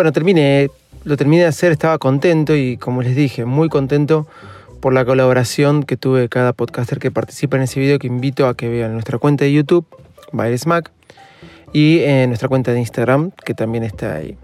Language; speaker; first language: Spanish; native; Spanish